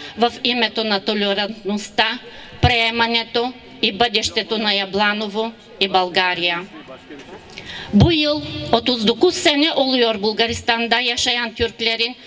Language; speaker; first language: Bulgarian; non-native, local second language; Turkish